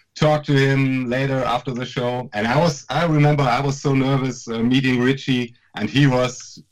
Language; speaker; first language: English; non-native, fluent; German